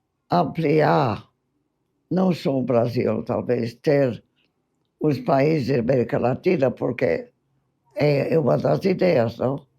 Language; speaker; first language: Portuguese; non-native, fluent; English